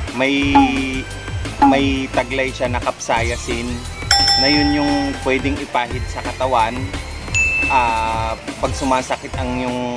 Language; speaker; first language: Filipino; non-native, local second language; Bikol